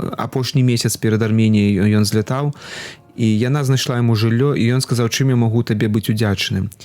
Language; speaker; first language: Belarusian; non-native, local second language; Russian